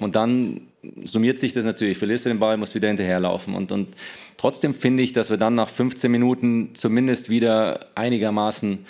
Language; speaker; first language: German; native; German